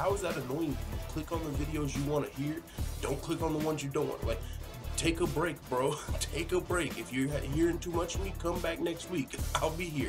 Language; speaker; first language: English; native; English